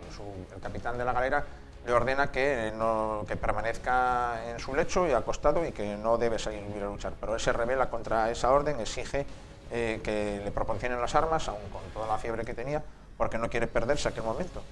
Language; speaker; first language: Spanish; native; Spanish